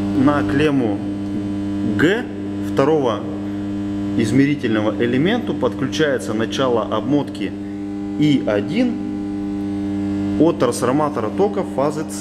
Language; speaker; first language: Russian; native; Russian